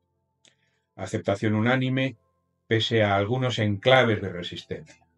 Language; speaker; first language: Spanish; native; Spanish